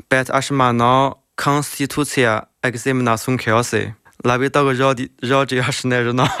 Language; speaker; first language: Lithuanian; non-native, learner; Chinese